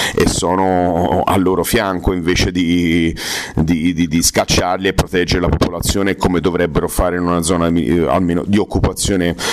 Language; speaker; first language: Italian; native; Italian